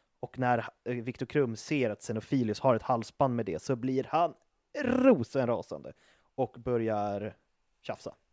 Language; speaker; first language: Swedish; native; Swedish